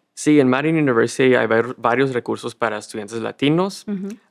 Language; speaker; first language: Spanish; early bilingual, heritage; Spanish